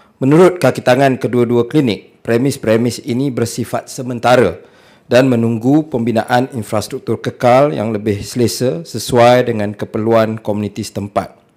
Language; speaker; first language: Malay; native; Malay